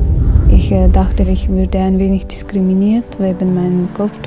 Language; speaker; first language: German; non-native, learner; Persian